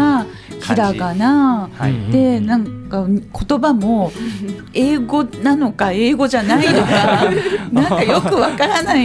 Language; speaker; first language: Japanese; native; Japanese